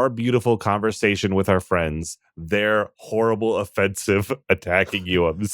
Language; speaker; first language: English; native; English